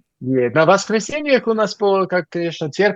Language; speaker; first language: Russian; non-native, learner; English